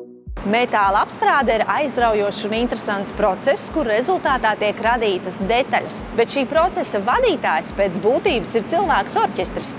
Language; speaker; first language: Latvian; native; Latvian